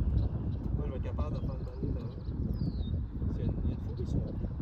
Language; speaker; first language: French; native; French